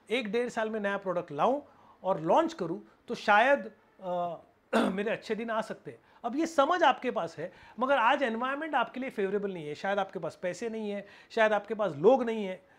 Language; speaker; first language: Hindi; non-native, local second language; Marathi